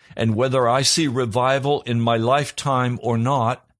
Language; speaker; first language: English; native; English